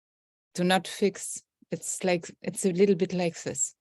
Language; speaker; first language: English; non-native, learner; German